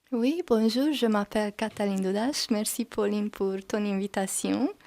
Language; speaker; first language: French; non-native, learner; Hungarian